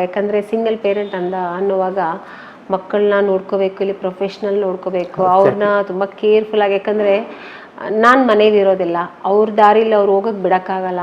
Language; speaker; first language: Kannada; native; Kannada